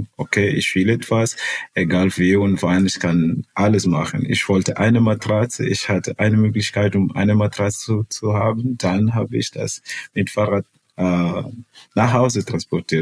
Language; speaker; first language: German; non-native, fluent; Portuguese